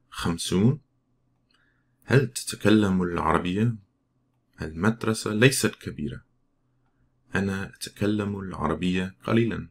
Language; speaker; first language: Arabic; non-native, fluent; Danish